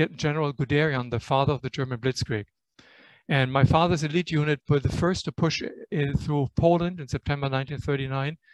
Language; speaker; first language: English; non-native, fluent; German